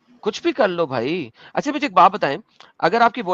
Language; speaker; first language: Hindi; native; Hindi